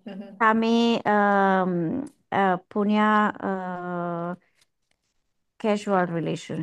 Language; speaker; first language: Indonesian; non-native, learner; English